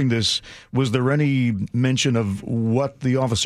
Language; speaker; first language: English; native; English